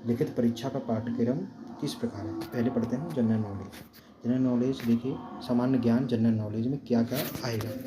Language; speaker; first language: Hindi; native; Hindi